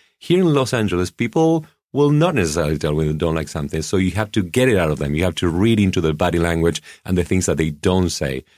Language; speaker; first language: English; non-native, fluent; Spanish